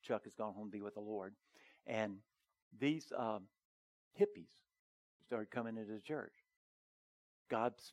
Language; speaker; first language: English; native; English